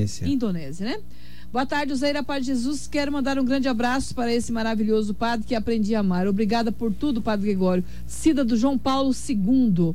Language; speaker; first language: Portuguese; native; Portuguese